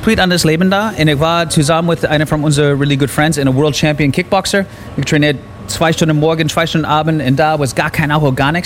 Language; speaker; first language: German; non-native, fluent; English